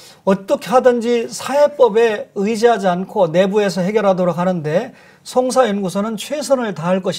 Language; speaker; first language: Korean; native; Korean